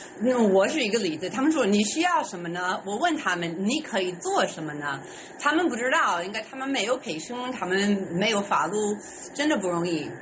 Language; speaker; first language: Chinese; non-native, learner; English